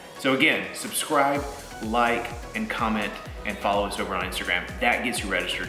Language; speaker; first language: English; native; English